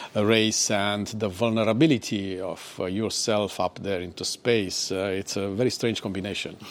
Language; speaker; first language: English; non-native, fluent; Romanian